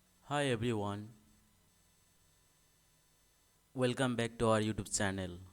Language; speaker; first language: English; non-native, local second language; Bangla